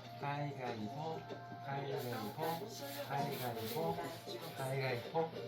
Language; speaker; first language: Korean; native; Korean